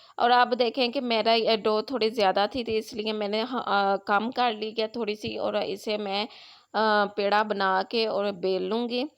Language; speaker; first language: Urdu; non-native, local second language; Punjabi